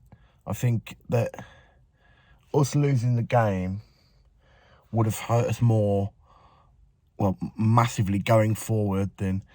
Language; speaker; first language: English; native; English